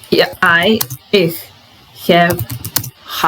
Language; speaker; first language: German; non-native, fluent; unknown